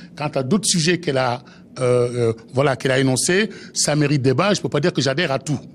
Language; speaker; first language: French; native; French